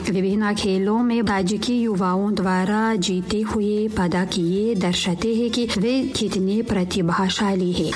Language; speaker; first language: Hindi; non-native, fluent; Tajik